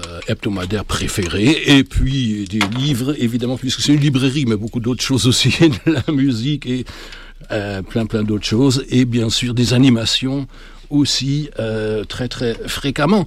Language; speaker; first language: French; native; French